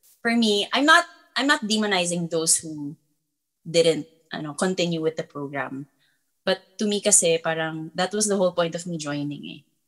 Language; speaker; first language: English; non-native, local second language; Filipino